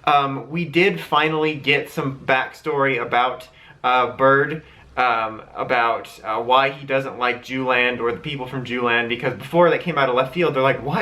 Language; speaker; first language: English; native; English